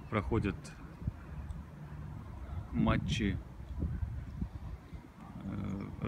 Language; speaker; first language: Russian; native; Russian